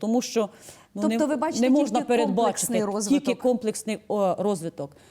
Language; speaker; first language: Ukrainian; native; Ukrainian